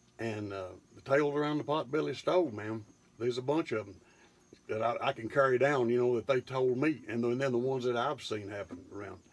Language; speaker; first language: English; native; English